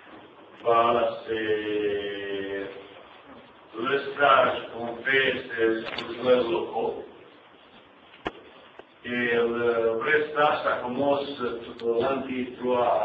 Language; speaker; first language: French; non-native, fluent; Bosnian